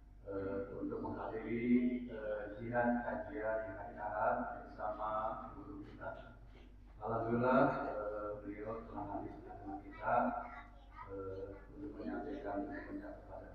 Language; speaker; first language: Indonesian; native; Indonesian